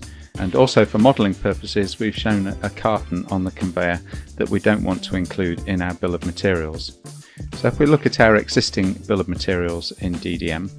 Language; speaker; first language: English; native; English